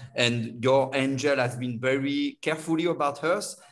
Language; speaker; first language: English; non-native, learner; French